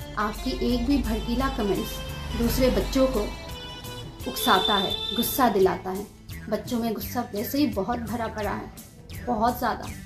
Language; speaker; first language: Hindi; non-native, local second language; Kok Borok